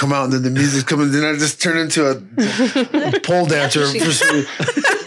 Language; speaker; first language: English; native; English